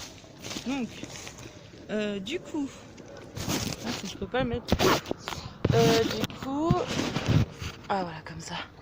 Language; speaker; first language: French; native; French